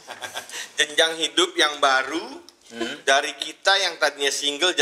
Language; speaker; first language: Indonesian; native; Indonesian